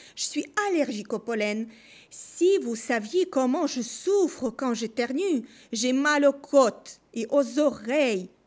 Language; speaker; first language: French; non-native, fluent; Russian